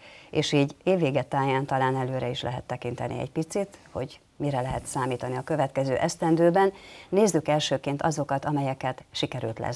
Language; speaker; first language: Hungarian; native; Hungarian